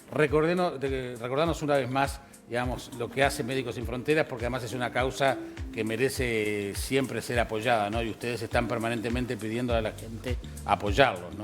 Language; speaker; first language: Spanish; native; Spanish